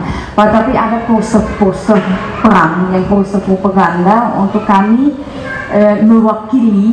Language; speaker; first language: Indonesian; non-native, fluent; Dutch